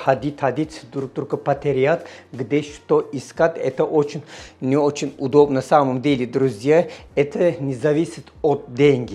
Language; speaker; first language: Russian; non-native, learner; Turkish